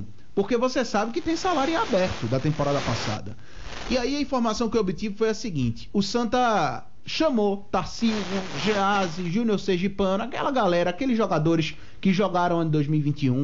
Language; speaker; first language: Portuguese; native; Portuguese